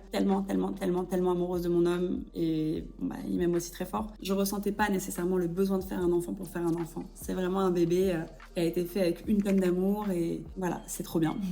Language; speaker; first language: French; native; French